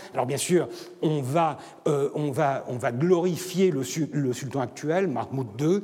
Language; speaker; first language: French; non-native, fluent; Turkish